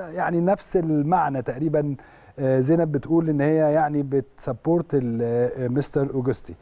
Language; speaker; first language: Arabic; native; Arabic